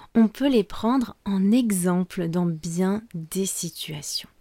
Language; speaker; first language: French; native; French